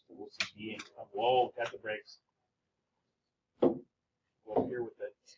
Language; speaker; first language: English; native; English